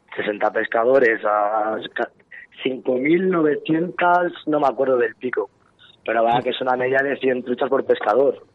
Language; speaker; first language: Spanish; native; Spanish